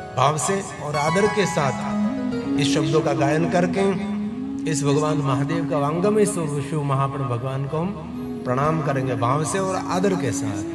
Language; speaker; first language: Hindi; non-native, local second language; Gujarati